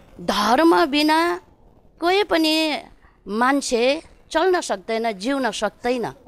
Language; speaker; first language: Nepali; non-native, local second language; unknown